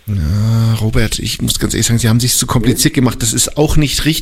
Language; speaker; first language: German; native; German